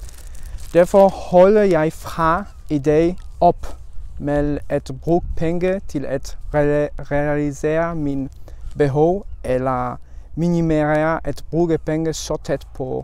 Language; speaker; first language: Danish; non-native, learner; Polish